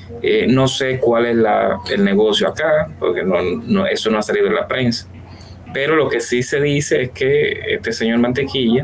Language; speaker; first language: Spanish; native; Spanish